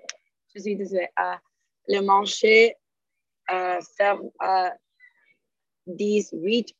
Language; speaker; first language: French; non-native, learner; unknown